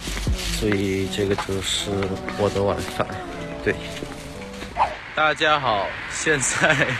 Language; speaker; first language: Chinese; non-native, fluent; Thai